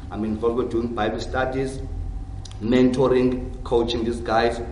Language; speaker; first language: English; non-native, local second language; Xhosa